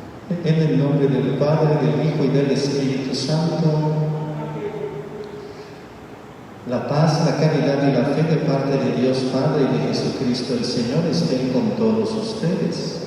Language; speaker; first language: Spanish; native; Spanish